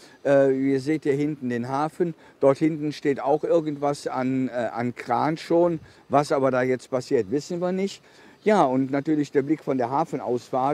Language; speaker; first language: German; native; German